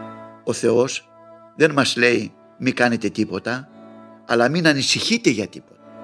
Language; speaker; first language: Greek; native; Greek